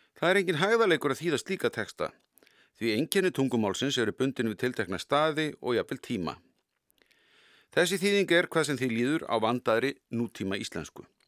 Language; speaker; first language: Icelandic; native; Icelandic